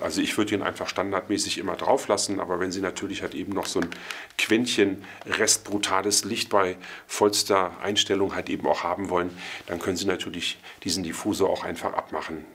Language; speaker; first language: German; native; German